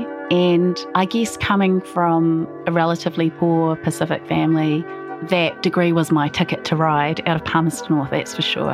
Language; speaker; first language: English; native; English